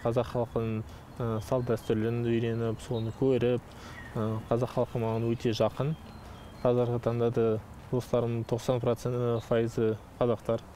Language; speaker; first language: Kazakh; non-native, local second language; Kurdish